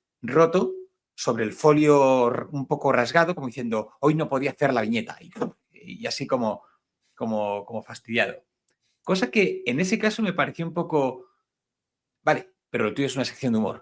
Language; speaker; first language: Spanish; native; Spanish